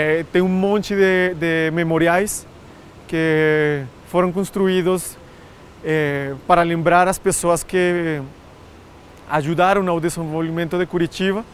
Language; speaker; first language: Portuguese; non-native, fluent; Spanish